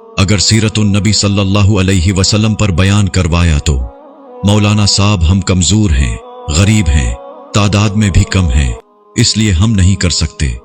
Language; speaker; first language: Urdu; non-native, local second language; Punjabi